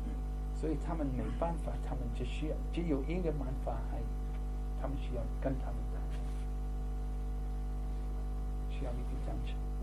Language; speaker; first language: Chinese; non-native, fluent; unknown